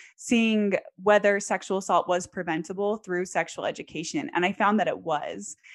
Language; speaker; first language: English; native; English